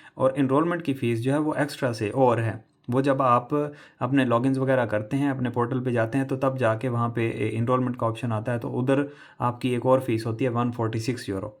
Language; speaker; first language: Urdu; non-native, local second language; Punjabi